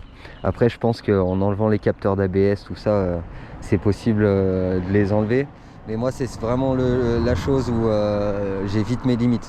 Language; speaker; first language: French; native; French